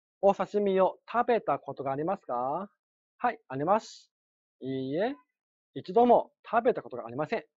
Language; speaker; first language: Japanese; non-native, fluent; Chinese